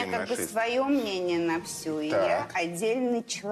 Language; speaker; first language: Russian; native; Russian